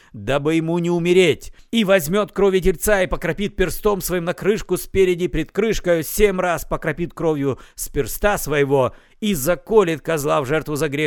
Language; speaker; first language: Russian; native; Russian